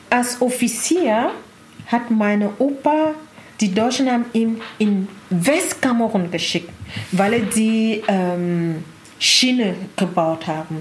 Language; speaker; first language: German; non-native, learner; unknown